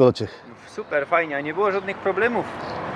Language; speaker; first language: Polish; non-native, local second language; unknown